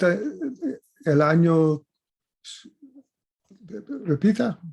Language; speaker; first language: Spanish; non-native, fluent; English